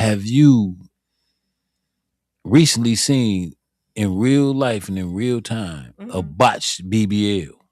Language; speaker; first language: English; native; English